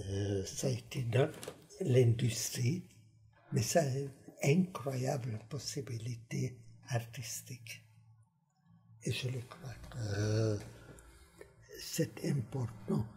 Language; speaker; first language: French; non-native, fluent; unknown